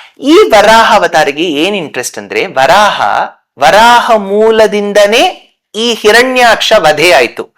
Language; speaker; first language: Kannada; non-native, local second language; Tamil